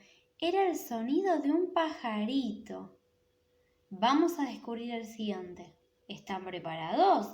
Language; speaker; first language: Spanish; native; Spanish